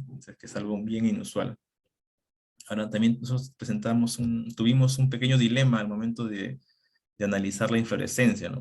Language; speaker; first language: Spanish; native; Spanish